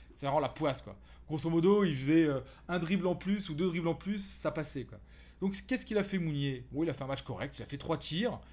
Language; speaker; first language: French; native; French